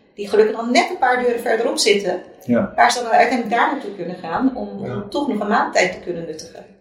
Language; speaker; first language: Dutch; native; Dutch